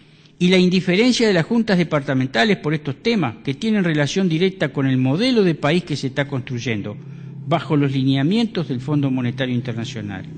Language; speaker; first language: Spanish; native; Spanish